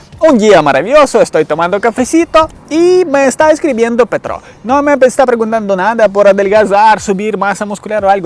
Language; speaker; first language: Spanish; non-native, learner; Ukrainian